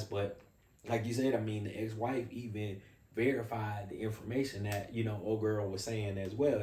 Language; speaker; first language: English; native; English